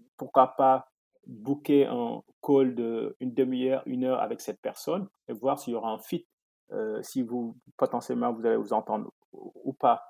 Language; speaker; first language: French; non-native, local second language; Wolof